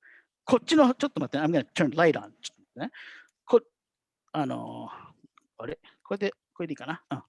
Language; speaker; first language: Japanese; native; Japanese